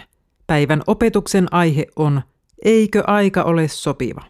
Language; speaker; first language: Finnish; native; Finnish